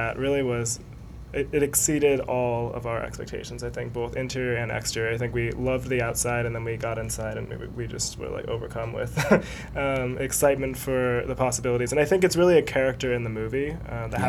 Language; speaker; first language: English; native; English